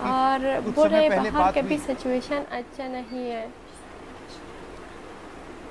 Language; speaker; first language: Hindi; non-native, learner; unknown